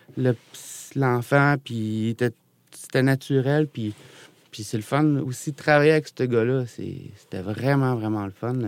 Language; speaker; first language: French; native; French